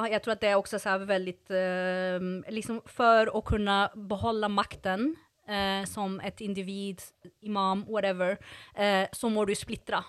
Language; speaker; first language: Norwegian; non-native, fluent; Swedish